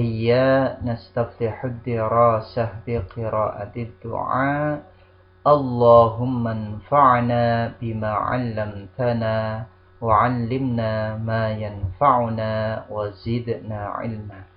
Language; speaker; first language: Arabic; non-native, fluent; Indonesian